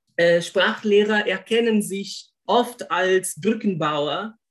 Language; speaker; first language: German; non-native, fluent; Portuguese